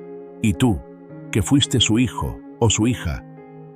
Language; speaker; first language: Spanish; native; Spanish